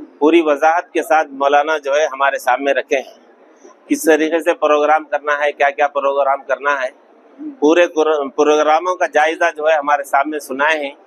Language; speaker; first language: Urdu; native; Urdu